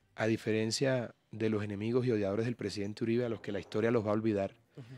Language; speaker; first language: Spanish; native; Spanish